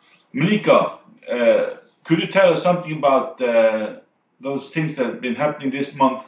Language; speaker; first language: English; non-native, fluent; Norwegian